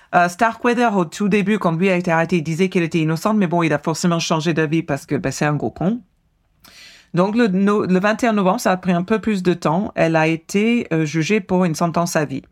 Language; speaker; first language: French; non-native, fluent; English